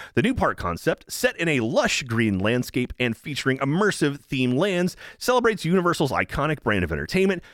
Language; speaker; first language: English; native; English